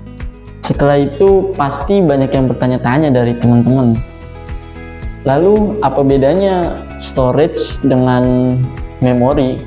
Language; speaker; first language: Indonesian; native; Indonesian